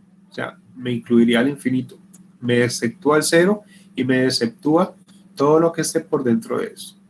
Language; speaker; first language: Spanish; native; Spanish